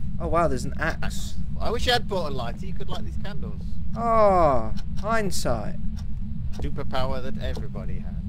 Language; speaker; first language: English; native; English